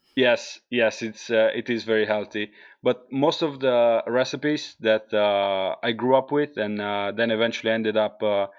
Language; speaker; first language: English; non-native, fluent; Italian